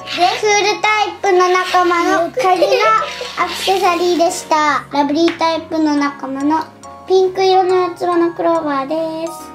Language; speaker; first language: Japanese; native; Japanese